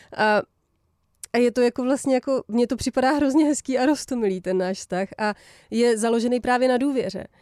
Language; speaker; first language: Czech; early bilingual, heritage; Czech